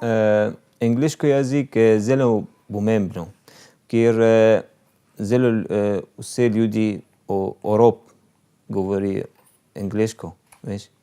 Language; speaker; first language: Slovenian; non-native, learner; Arabic